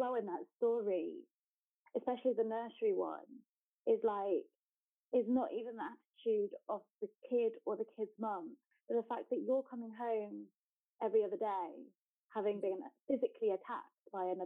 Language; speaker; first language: English; native; English